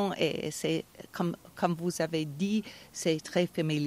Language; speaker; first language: French; non-native, fluent; English